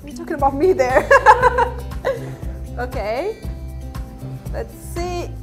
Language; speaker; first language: English; non-native, fluent; Romanian